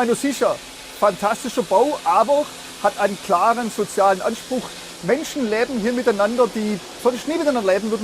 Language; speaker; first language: German; native; German